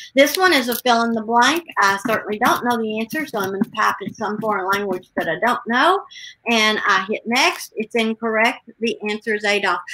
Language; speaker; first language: English; native; English